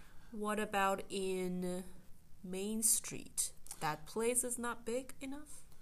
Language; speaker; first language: English; non-native, fluent; Chinese